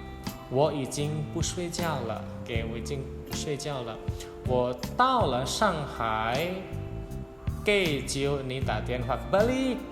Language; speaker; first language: Chinese; non-native, fluent; Indonesian